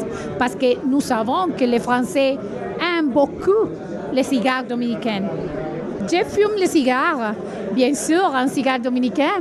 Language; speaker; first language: French; non-native, learner; Spanish